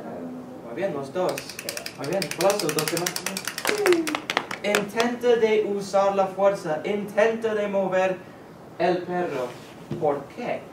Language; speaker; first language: Spanish; non-native, fluent; English